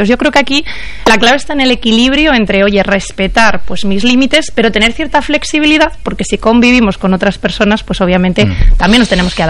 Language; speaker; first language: Spanish; native; Spanish